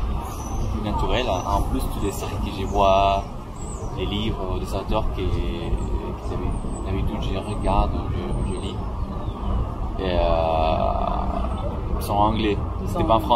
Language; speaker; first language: French; non-native, fluent; Spanish